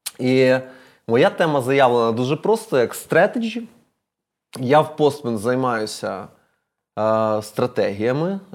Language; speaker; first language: Ukrainian; non-native, local second language; Russian